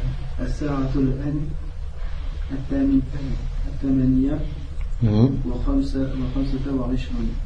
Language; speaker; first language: Arabic; non-native, learner; French